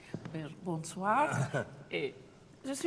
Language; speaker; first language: French; non-native, fluent; Italian